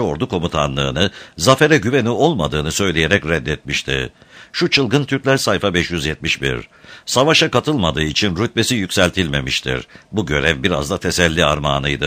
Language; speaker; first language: Turkish; native; Turkish